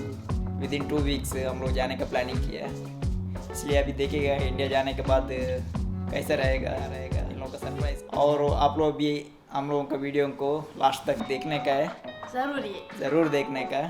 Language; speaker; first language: Hindi; non-native, local second language; Tulu